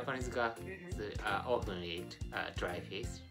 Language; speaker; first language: English; non-native, learner; Japanese